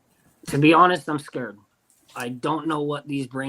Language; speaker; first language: English; native; English